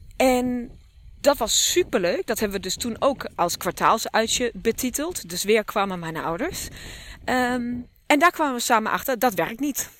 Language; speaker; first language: Dutch; native; Dutch